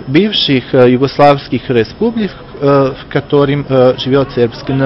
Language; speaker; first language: Russian; non-native, fluent; Serbian